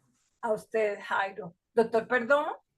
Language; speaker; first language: Spanish; native; Spanish